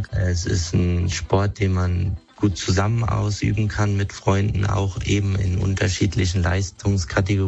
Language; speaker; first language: German; native; German